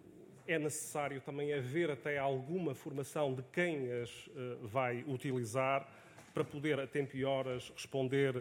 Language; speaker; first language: Portuguese; native; Portuguese